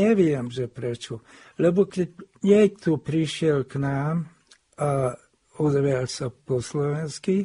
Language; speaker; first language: Slovak; early bilingual, heritage; Hungarian